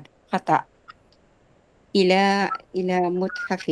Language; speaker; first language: Arabic; non-native, learner; Filipino